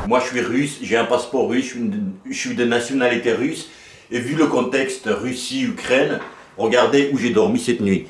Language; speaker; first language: French; native; French